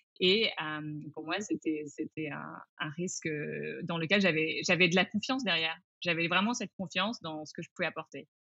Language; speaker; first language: French; early bilingual, other home language; English